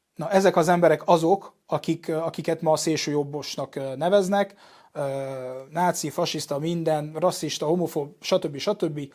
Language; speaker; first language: Hungarian; early bilingual, heritage; Hungarian